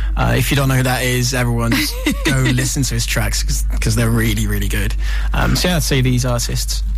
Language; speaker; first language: English; non-native, fluent; Italian